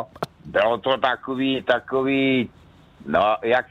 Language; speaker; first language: Czech; native; Czech